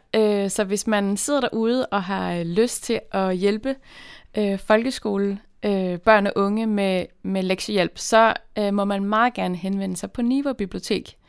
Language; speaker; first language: Danish; native; Danish